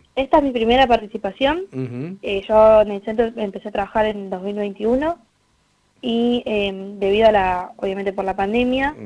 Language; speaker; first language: Spanish; native; Spanish